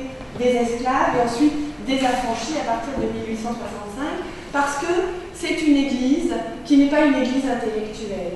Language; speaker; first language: French; native; French